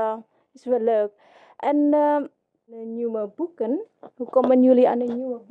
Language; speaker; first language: Dutch; non-native, learner; Indonesian